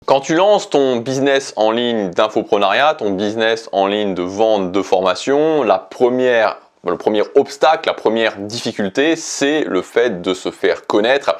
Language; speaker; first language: French; native; French